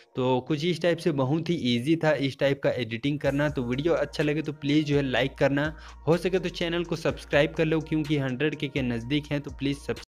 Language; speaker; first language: Hindi; native; Hindi